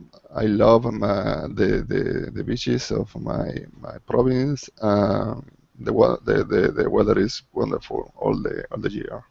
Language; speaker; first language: English; non-native, learner; Spanish